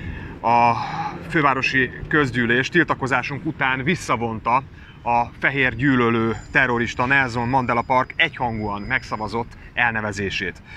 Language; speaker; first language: Hungarian; native; Hungarian